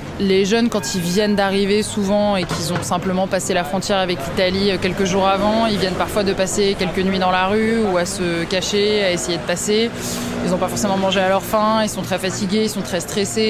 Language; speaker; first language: French; native; French